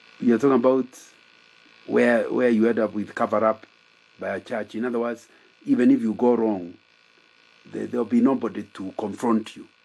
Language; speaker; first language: English; non-native, local second language; Kikuyu